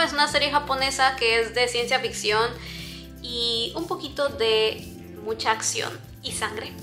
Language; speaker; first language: Spanish; native; Spanish